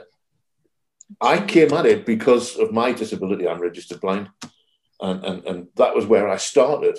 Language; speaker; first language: English; native; English